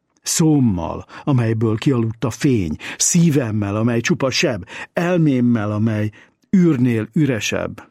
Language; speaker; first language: Hungarian; native; Hungarian